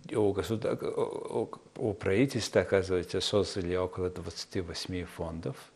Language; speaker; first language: Russian; non-native, fluent; Mongolian